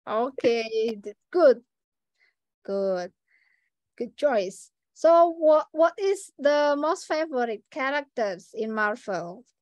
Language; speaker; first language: English; non-native, fluent; Indonesian